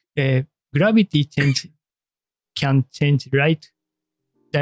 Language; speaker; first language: English; non-native, learner; Japanese